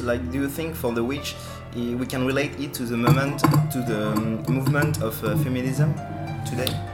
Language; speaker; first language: English; non-native, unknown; French